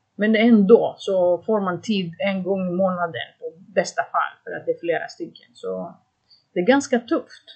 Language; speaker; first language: Swedish; non-native, fluent; Greek